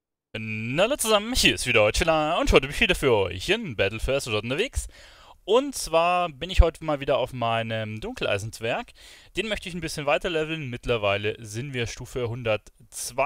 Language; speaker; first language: German; native; German